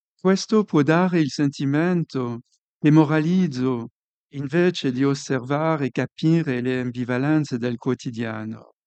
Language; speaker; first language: Italian; non-native, fluent; French